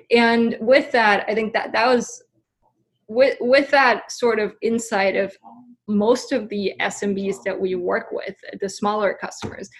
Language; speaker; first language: English; non-native, fluent; German